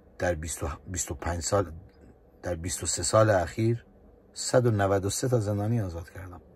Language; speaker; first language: Persian; native; Persian